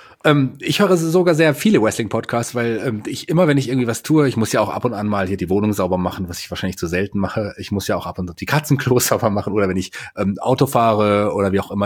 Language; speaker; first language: German; native; German